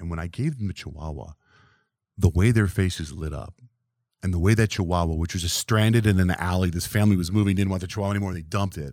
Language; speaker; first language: English; early bilingual, other home language; Spanish